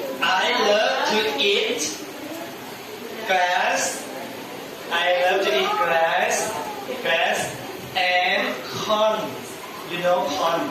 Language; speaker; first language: English; non-native, learner; Thai